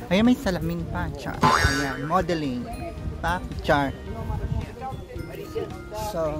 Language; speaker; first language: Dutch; non-native, learner; Cebuano